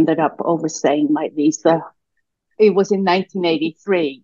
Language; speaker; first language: English; non-native, fluent; Swiss German